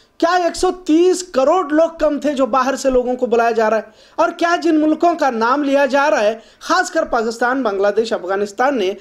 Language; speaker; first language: Hindi; non-native, local second language; Urdu